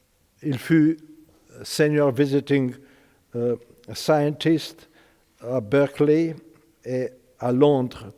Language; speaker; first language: French; non-native, fluent; Romanian